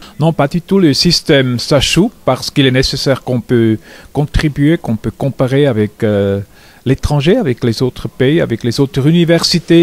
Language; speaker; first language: French; non-native, local second language; German